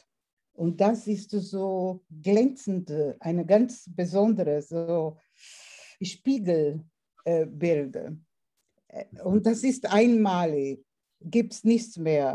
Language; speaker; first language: German; non-native, fluent; Portuguese